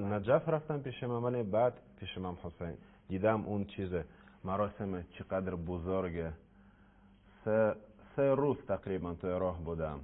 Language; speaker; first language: Persian; non-native, learner; Russian